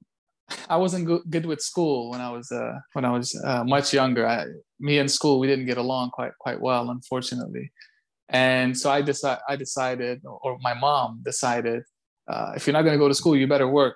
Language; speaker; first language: English; non-native, fluent; Turkish